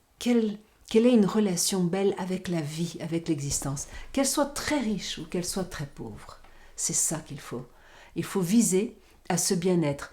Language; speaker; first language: French; non-native, fluent; Portuguese